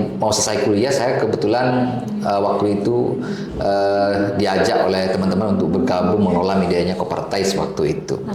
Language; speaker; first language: Indonesian; non-native, local second language; Madurese